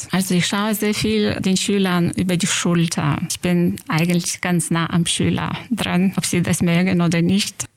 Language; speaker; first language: German; non-native, fluent; Lithuanian